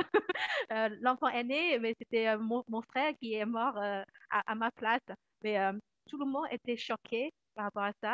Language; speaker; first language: French; non-native, fluent; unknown